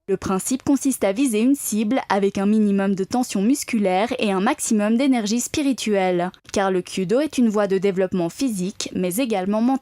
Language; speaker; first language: French; native; French